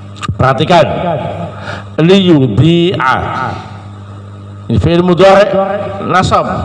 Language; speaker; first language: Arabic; non-native, fluent; Indonesian